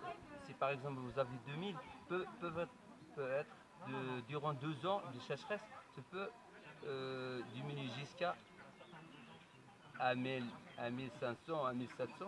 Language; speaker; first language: French; non-native, learner; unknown